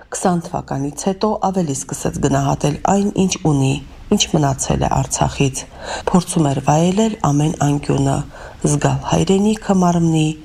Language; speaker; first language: Armenian; native; Armenian